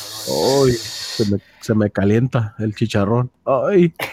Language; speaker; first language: Spanish; early bilingual, heritage; Spanish